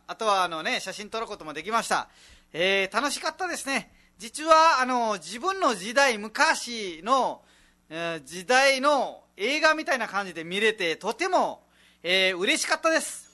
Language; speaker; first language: Japanese; non-native, fluent; Nepali